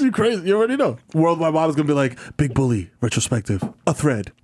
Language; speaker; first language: English; early bilingual, other home language; Spanish